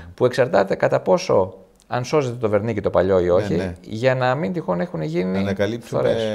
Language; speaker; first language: Greek; native; Greek